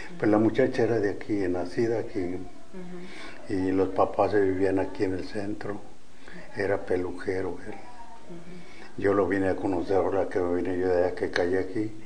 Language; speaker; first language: Spanish; native; Spanish